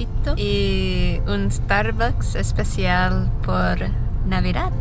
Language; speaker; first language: Spanish; non-native, learner; English